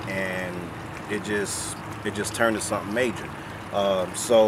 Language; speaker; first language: English; native; English